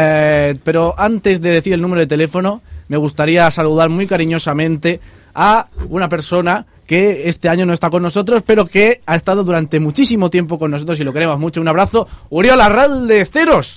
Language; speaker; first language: Spanish; native; Spanish